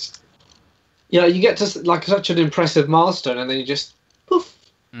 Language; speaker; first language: English; native; English